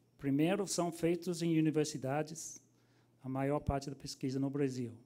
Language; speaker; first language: Portuguese; non-native, fluent; English